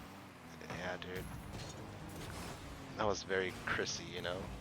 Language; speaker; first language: English; native; English